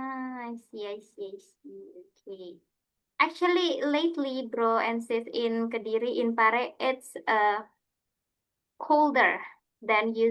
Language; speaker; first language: English; non-native, fluent; Indonesian